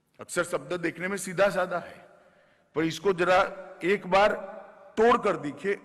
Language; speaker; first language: Hindi; non-native, local second language; Gujarati